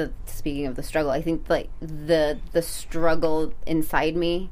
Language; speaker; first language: English; early bilingual, other home language; Spanish